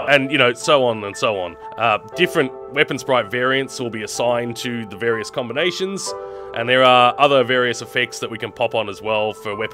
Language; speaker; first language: English; native; English